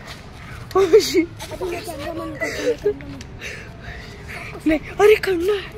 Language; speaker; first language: Hindi; native; Hindi